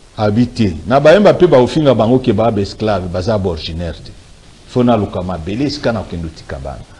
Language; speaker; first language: Lingala; non-native, local second language; Luba-Lulua